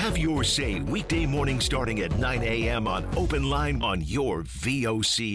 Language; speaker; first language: English; native; English